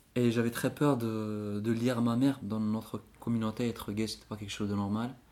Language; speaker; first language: French; non-native, local second language; Arabic